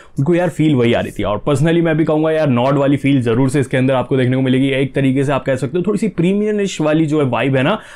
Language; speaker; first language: Hindi; native; Hindi